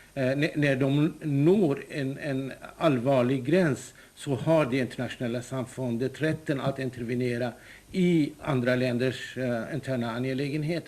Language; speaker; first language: Swedish; non-native, fluent; Kurdish